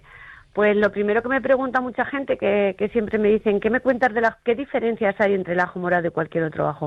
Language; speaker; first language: Spanish; native; Spanish